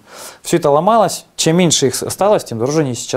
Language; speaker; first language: Russian; native; Russian